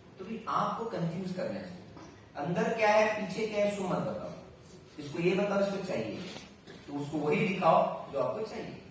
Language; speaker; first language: Hindi; non-native, local second language; Marathi